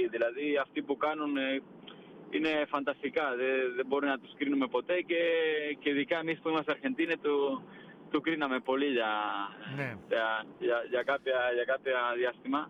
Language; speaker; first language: Greek; non-native, fluent; Spanish